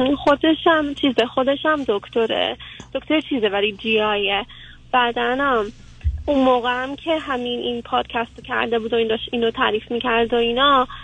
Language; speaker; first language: Persian; early bilingual, heritage; Persian